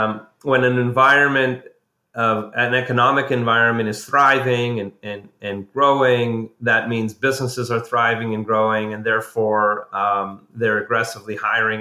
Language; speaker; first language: English; native; English